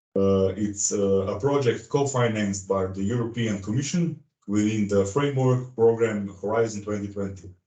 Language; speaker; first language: English; non-native, fluent; Slovenian